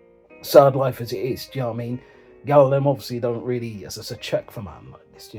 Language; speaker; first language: English; native; English